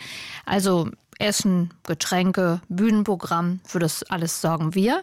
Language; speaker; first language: German; native; German